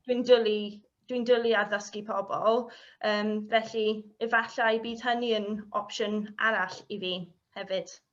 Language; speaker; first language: Welsh; non-native, learner; English